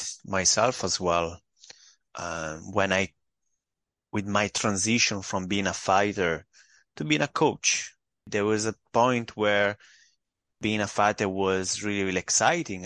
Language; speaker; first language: English; non-native, fluent; Italian